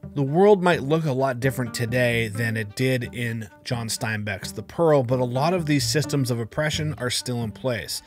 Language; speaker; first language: English; native; English